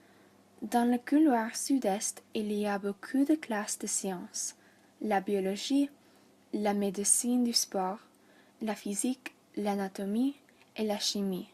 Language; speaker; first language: French; non-native, learner; English